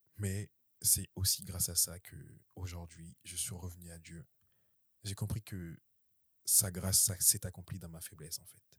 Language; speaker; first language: French; early bilingual, other home language; Haitian Creole